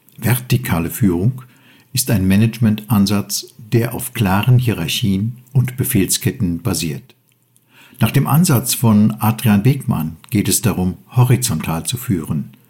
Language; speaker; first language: German; native; German